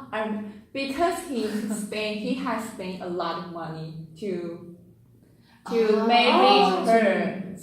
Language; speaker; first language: English; non-native, learner; Chinese